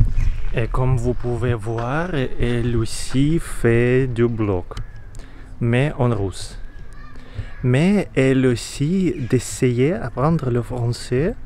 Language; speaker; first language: French; non-native, learner; Russian